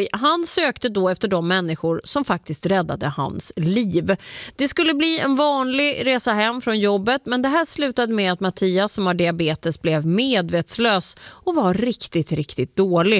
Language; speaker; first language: Swedish; native; Swedish